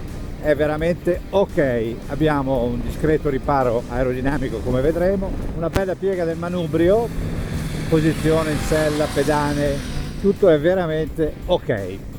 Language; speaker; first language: Italian; native; Italian